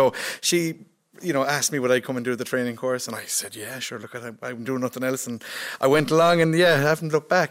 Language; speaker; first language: English; native; English